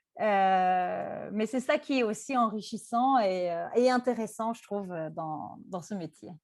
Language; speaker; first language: French; non-native, local second language; Turkish